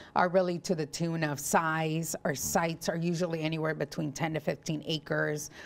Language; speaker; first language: English; early bilingual, other home language; Spanish